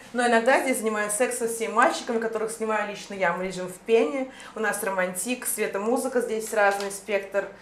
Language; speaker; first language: Russian; native; Russian